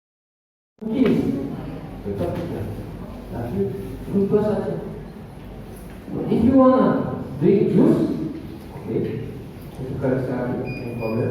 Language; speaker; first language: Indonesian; non-native, learner; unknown